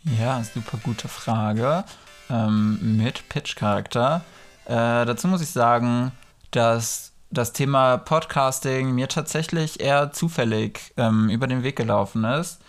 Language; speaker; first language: German; early bilingual, other home language; Polish